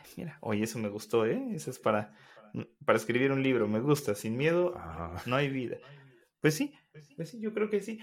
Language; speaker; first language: Spanish; native; Spanish